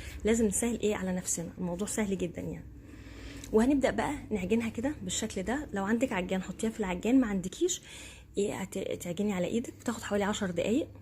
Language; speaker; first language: Arabic; native; Arabic